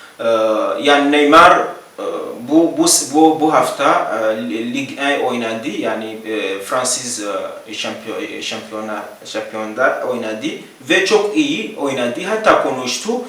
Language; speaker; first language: Turkish; non-native, learner; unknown